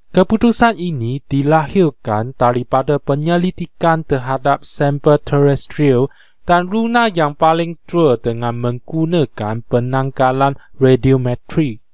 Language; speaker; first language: Malay; non-native, local second language; Chinese